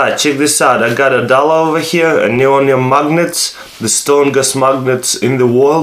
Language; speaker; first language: English; non-native, fluent; Russian